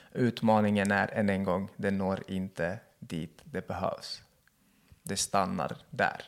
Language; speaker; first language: Swedish; early bilingual, other home language; Kurdish